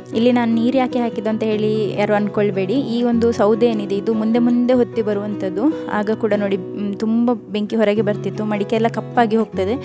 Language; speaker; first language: Kannada; non-native, local second language; Konkani